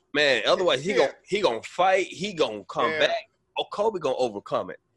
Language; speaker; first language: English; native; English